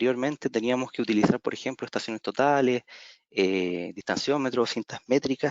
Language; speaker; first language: Spanish; native; Spanish